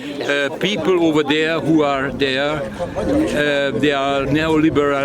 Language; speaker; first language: English; non-native, fluent; Hungarian